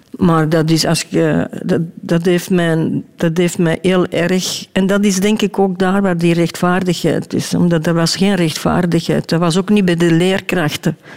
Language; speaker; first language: Dutch; native; Dutch